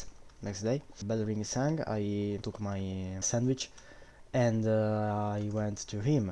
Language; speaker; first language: English; non-native, fluent; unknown